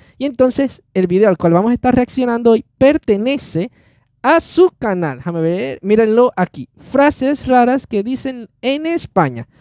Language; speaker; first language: Spanish; native; Spanish